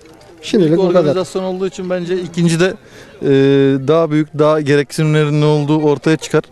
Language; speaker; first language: Turkish; native; Turkish